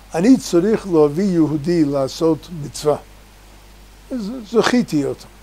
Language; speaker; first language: Hebrew; non-native, fluent; English